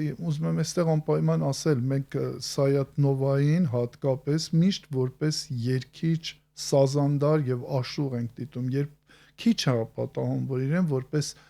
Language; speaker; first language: Armenian; native; Armenian